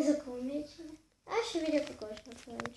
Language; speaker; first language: Bulgarian; native; Bulgarian